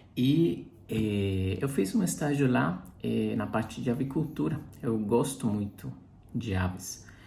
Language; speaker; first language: Portuguese; non-native, fluent; Spanish